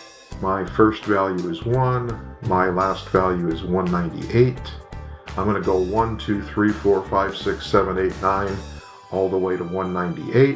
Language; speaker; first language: English; native; English